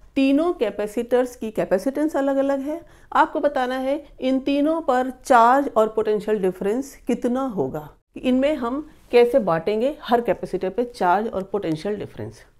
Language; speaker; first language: Hindi; native; Hindi